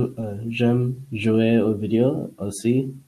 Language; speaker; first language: French; non-native, learner; English